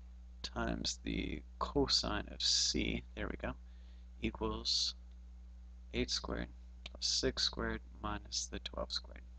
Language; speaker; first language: English; native; English